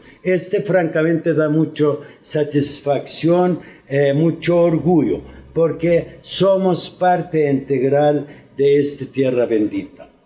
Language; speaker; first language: Spanish; non-native, fluent; Arabic